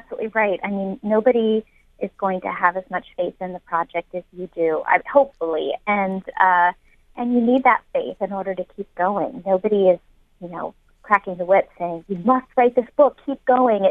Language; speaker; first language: English; native; English